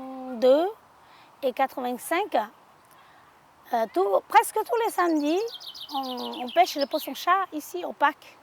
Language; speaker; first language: French; non-native, learner; Hmong